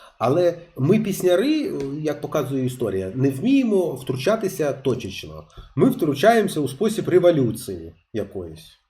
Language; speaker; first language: Ukrainian; non-native, local second language; Russian